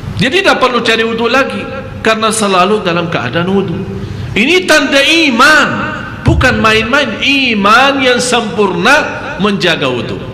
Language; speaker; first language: Malay; non-native, fluent; Arabic